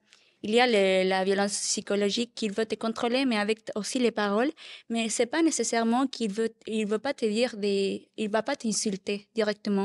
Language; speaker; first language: French; non-native, learner; Spanish